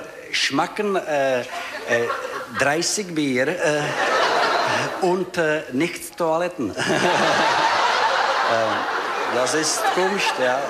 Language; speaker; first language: German; non-native, learner; Czech